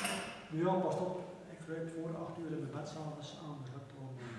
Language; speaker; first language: Dutch; native; Dutch